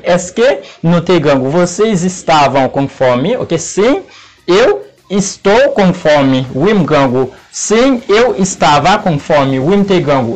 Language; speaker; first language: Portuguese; non-native, fluent; Haitian Creole